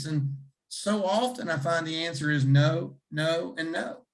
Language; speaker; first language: English; native; English